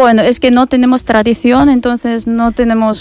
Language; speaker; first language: Spanish; non-native, fluent; Chinese